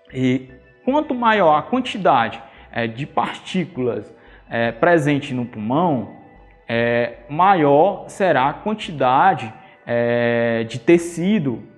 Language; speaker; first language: Portuguese; native; Portuguese